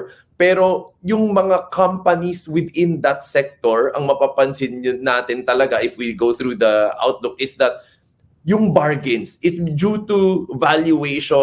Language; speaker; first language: English; non-native, local second language; Cebuano